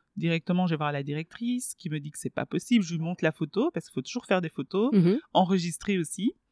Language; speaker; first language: French; non-native, fluent; Swahili